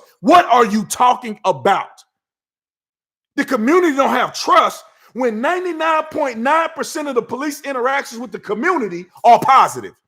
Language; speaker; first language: English; native; English